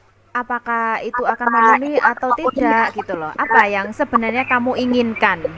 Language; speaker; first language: Indonesian; native; Indonesian